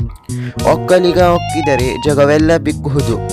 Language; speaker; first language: Kannada; native; Kannada